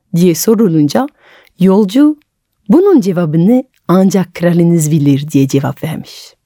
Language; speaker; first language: Turkish; non-native, fluent; French